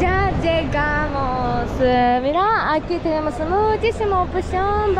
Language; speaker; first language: Spanish; non-native, learner; Japanese